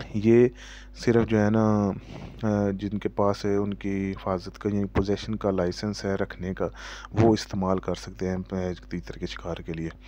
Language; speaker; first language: Urdu; native; Urdu